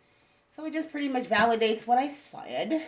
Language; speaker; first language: English; native; English